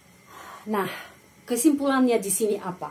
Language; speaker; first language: Indonesian; non-native, fluent; Russian